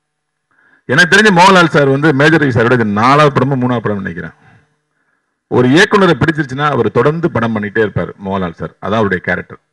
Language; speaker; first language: Tamil; native; Tamil